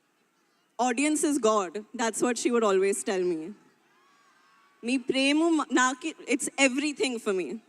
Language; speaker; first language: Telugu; non-native, local second language; Hindi